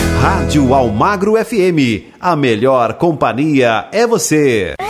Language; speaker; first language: Portuguese; native; Portuguese